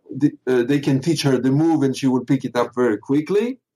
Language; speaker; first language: English; non-native, fluent; Hebrew